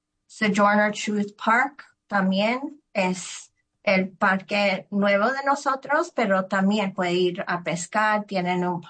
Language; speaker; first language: Spanish; early bilingual, heritage; Spanish